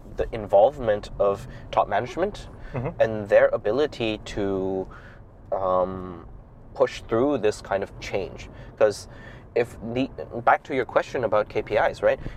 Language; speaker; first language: English; non-native, local second language; Cantonese